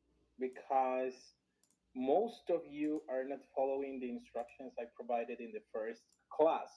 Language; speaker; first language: English; non-native, fluent; Spanish